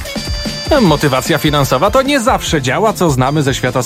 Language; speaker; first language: Polish; native; Polish